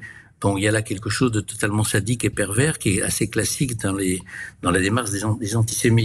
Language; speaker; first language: French; native; French